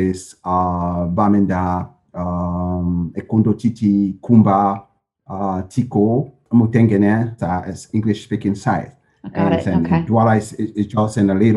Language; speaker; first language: English; non-native, local second language; French